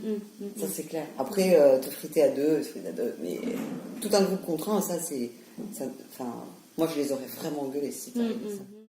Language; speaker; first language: French; native; French